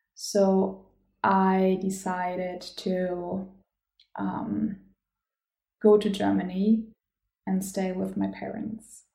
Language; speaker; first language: English; non-native, fluent; German